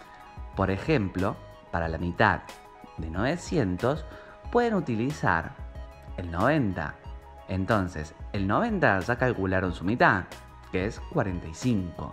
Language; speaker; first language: Spanish; native; Spanish